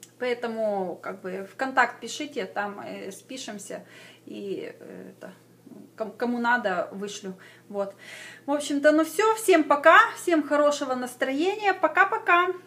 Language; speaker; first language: Russian; native; Russian